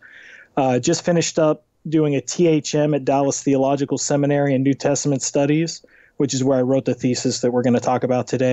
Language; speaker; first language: English; native; English